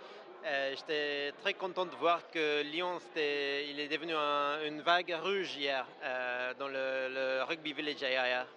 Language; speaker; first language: French; non-native, fluent; English